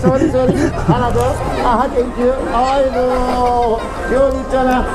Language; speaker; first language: Korean; non-native, learner; Turkish